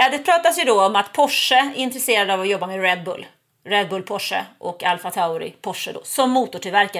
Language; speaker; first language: Swedish; native; Swedish